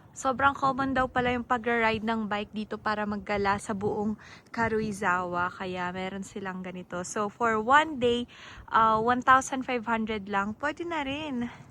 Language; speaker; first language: Filipino; native; Filipino